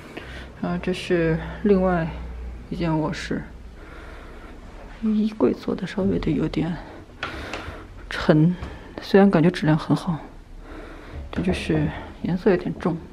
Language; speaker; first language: Chinese; native; Chinese